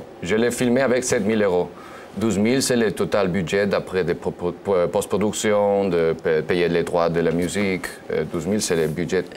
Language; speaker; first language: French; non-native, learner; Spanish